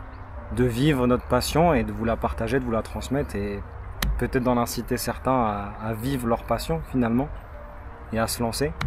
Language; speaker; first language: French; native; French